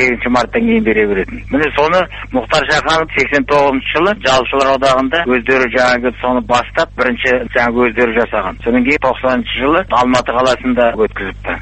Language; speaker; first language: Kazakh; native; Kazakh